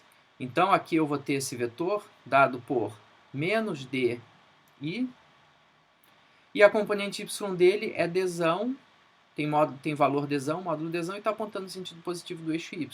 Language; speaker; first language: Portuguese; native; Portuguese